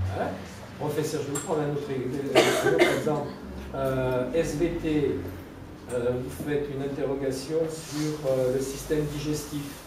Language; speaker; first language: French; native; French